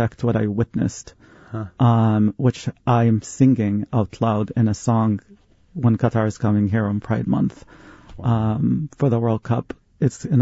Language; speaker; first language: English; non-native, fluent; Arabic